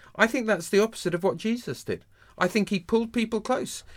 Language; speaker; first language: English; native; English